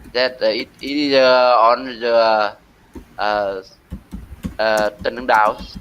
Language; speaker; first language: English; non-native, learner; Vietnamese